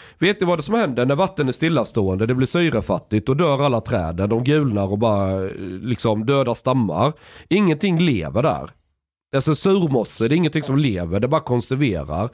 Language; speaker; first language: Swedish; native; Swedish